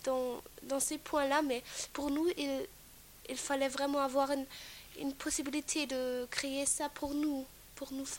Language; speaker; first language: French; non-native, fluent; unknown